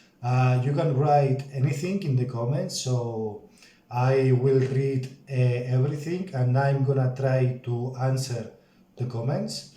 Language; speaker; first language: English; non-native, learner; Spanish